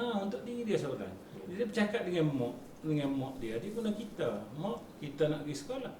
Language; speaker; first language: Malay; native; Malay